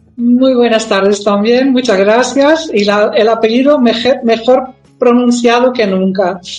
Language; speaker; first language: Spanish; non-native, fluent; Dutch